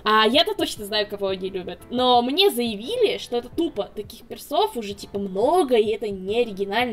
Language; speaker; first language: Russian; native; Russian